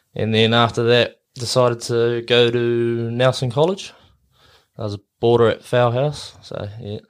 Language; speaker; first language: English; native; English